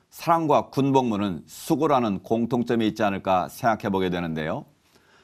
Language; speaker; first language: Korean; native; Korean